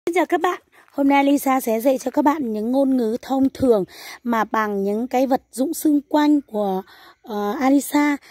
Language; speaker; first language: Vietnamese; non-native, local second language; Hmong